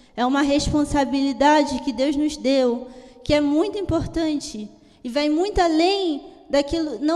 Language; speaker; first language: Portuguese; early bilingual, heritage; Italian